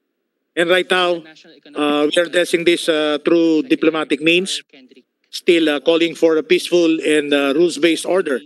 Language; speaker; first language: English; non-native, local second language; Filipino